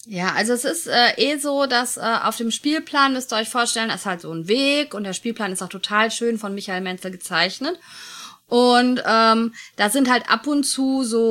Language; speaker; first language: German; native; German